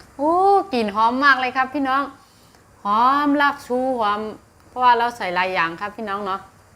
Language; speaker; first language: Thai; native; Thai